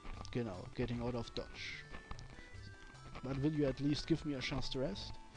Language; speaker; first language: English; non-native, fluent; German